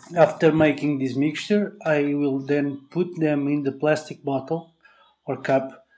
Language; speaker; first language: English; non-native, learner; Portuguese